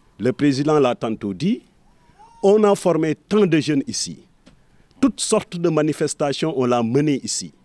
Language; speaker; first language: French; non-native, local second language; Serer